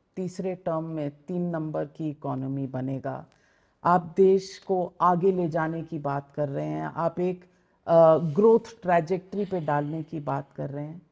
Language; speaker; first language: Hindi; native; Hindi